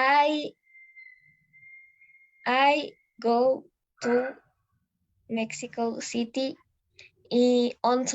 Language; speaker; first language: English; non-native, learner; Spanish